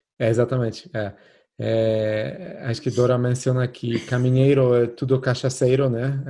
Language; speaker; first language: Portuguese; non-native, fluent; Polish